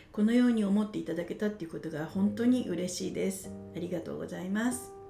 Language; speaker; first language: Japanese; native; Japanese